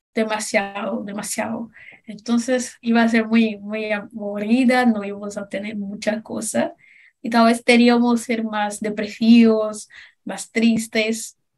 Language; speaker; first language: Spanish; non-native, learner; Portuguese